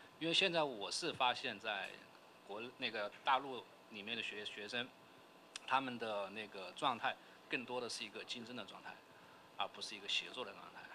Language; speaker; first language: Chinese; native; Chinese